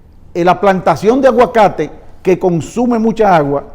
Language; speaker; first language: Spanish; native; Spanish